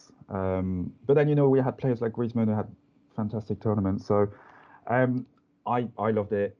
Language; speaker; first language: English; non-native, fluent; French